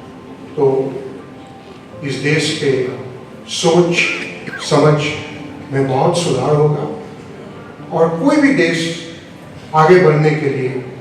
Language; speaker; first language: Hindi; non-native, local second language; Assamese